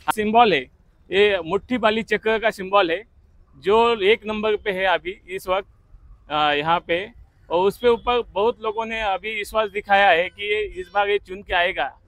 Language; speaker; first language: Hindi; non-native, local second language; Marathi